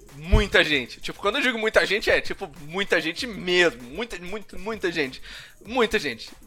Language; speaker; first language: Portuguese; native; Portuguese